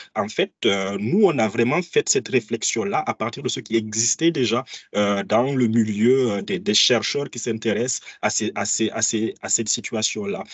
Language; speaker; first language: French; native; French